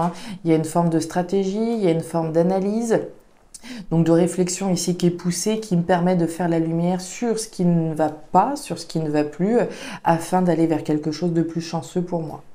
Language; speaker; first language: French; native; French